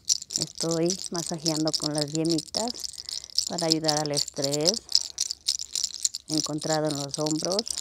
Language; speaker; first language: Spanish; native; Spanish